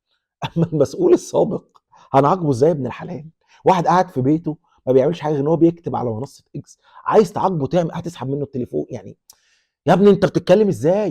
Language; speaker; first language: Arabic; native; Arabic